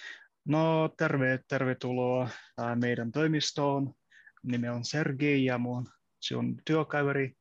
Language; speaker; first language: Finnish; non-native, learner; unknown